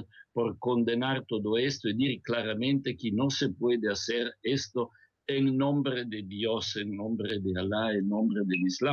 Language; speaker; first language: Spanish; non-native, fluent; Italian